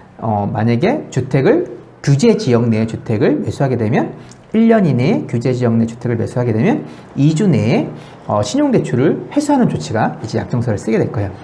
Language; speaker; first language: Korean; native; Korean